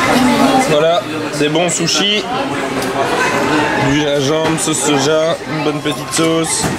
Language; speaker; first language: French; native; French